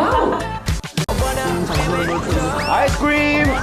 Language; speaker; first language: Korean; native; Korean